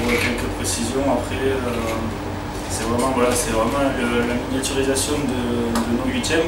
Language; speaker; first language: French; native; French